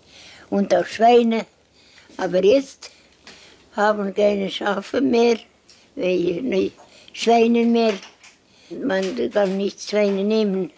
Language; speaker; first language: German; non-native, learner; Estonian